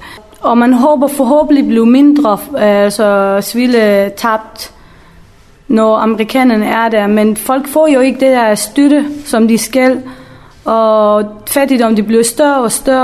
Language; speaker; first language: Danish; early bilingual, other home language; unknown